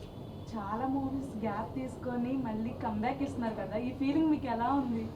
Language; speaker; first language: Telugu; native; Telugu